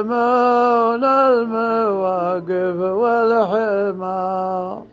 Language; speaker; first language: Arabic; native; Arabic